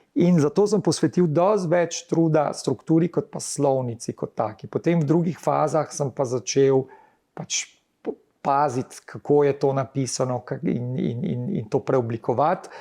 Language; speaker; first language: Slovenian; early bilingual, heritage; Slovenian